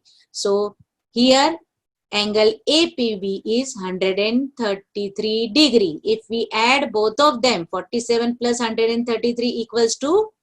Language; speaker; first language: English; non-native, local second language; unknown